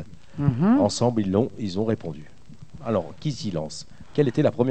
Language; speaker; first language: French; native; French